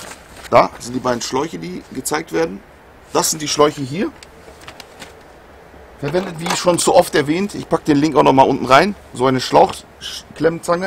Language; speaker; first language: German; native; German